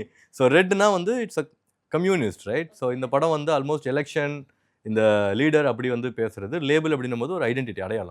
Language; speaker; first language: Tamil; native; Tamil